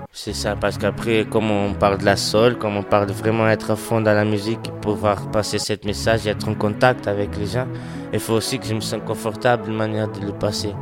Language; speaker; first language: French; non-native, learner; English